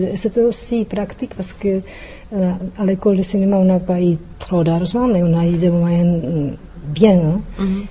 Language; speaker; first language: French; non-native, fluent; Czech